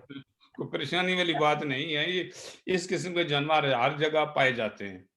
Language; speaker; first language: Urdu; non-native, local second language; Punjabi